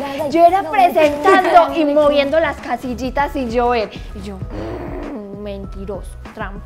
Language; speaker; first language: Spanish; native; Spanish